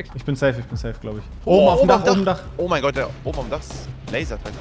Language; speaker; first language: German; native; German